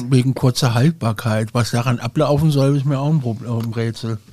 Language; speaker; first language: German; native; German